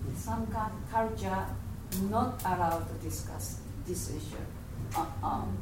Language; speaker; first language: English; non-native, learner; Japanese